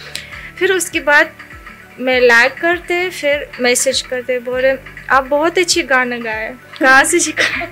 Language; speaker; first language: Hindi; non-native, learner; Russian